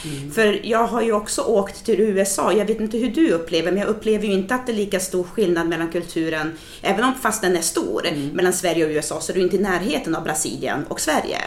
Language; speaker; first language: Swedish; native; Swedish